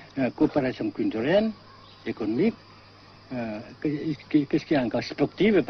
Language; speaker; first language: French; non-native, fluent; Vietnamese